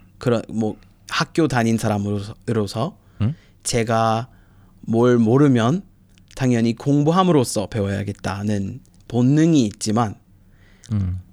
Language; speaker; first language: Korean; non-native, fluent; English